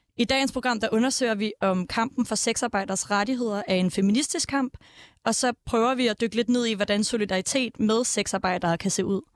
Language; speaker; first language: Danish; native; Danish